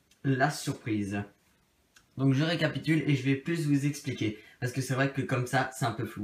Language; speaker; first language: French; native; French